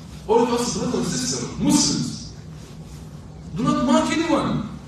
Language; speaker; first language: English; non-native, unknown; Arabic